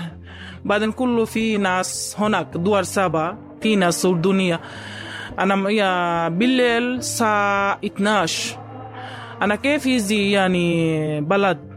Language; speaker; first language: Arabic; non-native, learner; Bangla